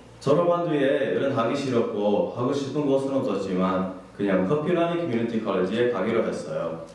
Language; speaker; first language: Korean; non-native, fluent; English